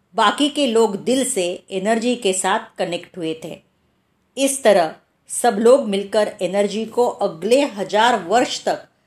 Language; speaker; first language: Hindi; non-native, local second language; Marathi